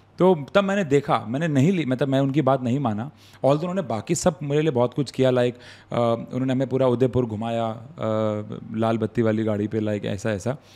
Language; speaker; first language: Hindi; native; Hindi